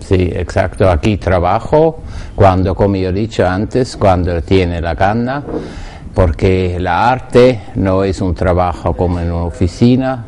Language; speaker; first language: Spanish; non-native, learner; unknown